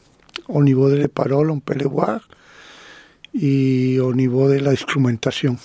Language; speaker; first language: French; non-native, fluent; Spanish